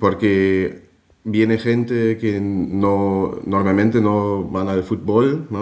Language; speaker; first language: Spanish; non-native, fluent; German